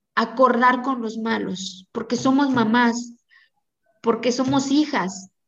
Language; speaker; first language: Spanish; non-native, local second language; Zapotec